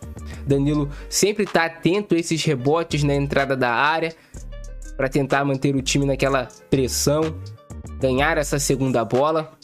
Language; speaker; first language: Portuguese; native; Portuguese